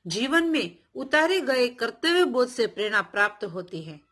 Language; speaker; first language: Hindi; non-native, local second language; Gujarati